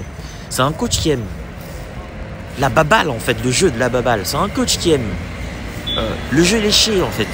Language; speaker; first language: French; native; French